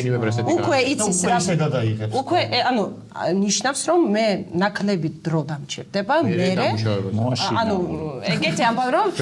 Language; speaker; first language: Georgian; non-native, fluent; Russian